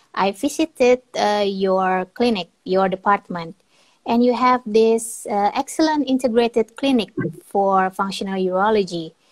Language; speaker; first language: English; non-native, fluent; Indonesian